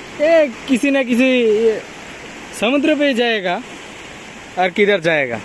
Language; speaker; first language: Hindi; non-native, fluent; Bangla